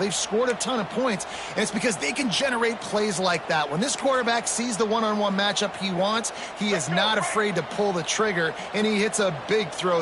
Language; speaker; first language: English; native; English